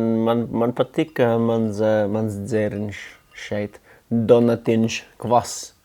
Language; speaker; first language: Latvian; early bilingual, heritage; English